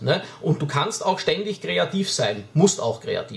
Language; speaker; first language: German; native; German